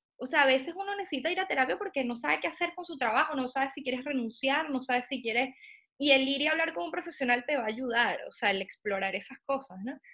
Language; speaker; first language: Spanish; native; Spanish